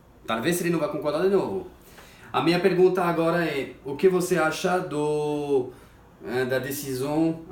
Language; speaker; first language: Portuguese; non-native, fluent; French